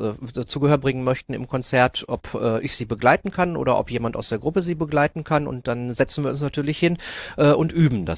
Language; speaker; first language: German; native; German